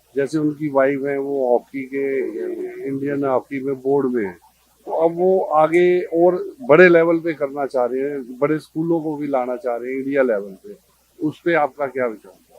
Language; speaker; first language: Hindi; non-native, local second language; Punjabi